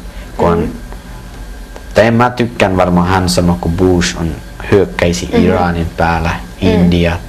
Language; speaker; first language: Finnish; non-native, learner; Persian